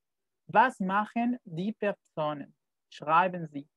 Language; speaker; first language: German; non-native, fluent; Spanish